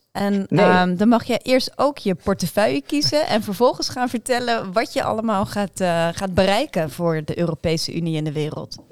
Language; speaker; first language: Dutch; native; Dutch